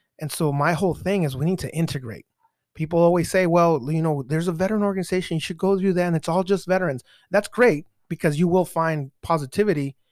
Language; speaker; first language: English; early bilingual, other home language; Spanish